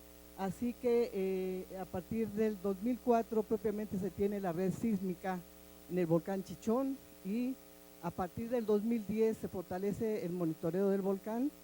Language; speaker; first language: Spanish; native; Spanish